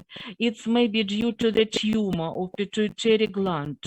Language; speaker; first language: English; non-native, fluent; Russian